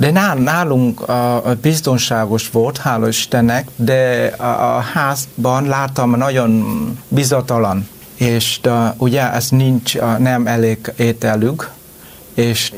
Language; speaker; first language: Hungarian; non-native, learner; Vietnamese